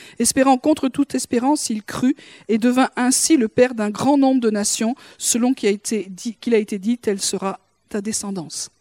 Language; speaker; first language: French; native; French